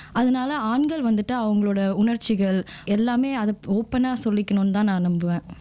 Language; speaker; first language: Tamil; early bilingual, heritage; Tamil